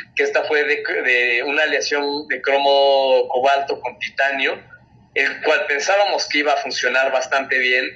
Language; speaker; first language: Spanish; native; Spanish